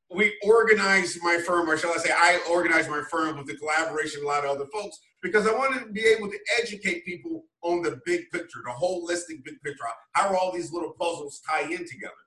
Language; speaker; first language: English; native; English